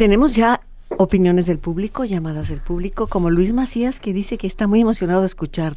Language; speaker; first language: Spanish; native; Spanish